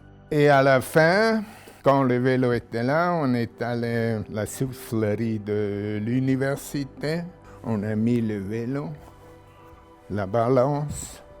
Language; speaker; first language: French; non-native, local second language; German